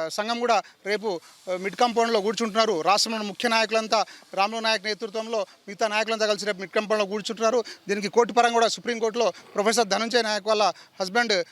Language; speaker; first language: Telugu; non-native, local second language; Lambadi